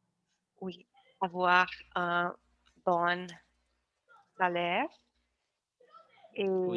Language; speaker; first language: French; non-native, learner; Portuguese